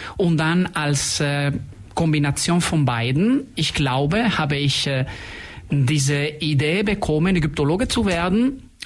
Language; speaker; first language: German; non-native, fluent; Spanish